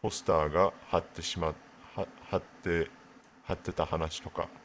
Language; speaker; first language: Japanese; non-native, learner; English